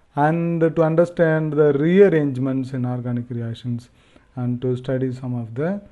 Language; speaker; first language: English; non-native, local second language; Tamil